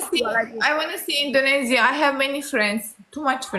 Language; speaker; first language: English; non-native, learner; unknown